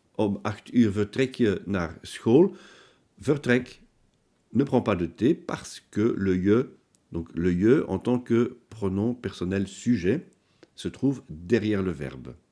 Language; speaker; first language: French; native; French